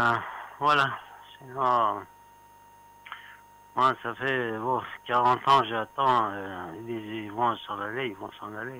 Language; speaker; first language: French; non-native, fluent; Persian